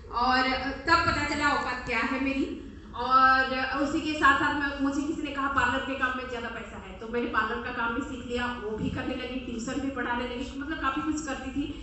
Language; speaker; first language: Hindi; non-native, local second language; Odia